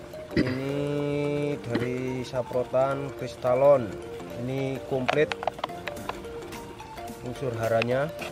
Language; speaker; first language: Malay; non-native, local second language; Javanese